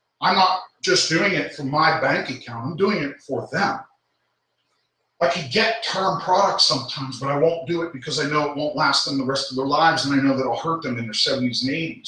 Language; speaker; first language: English; native; English